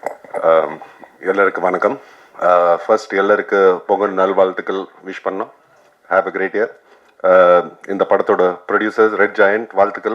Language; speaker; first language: Tamil; non-native, local second language; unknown